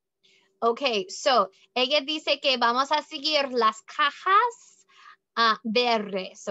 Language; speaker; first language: Spanish; non-native, learner; English